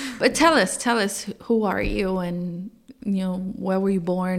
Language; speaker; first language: English; non-native, fluent; Portuguese